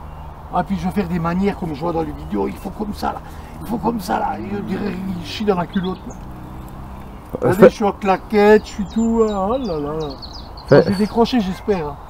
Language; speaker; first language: French; native; French